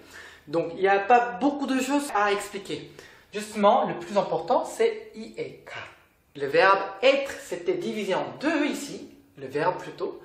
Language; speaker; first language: French; non-native, fluent; Korean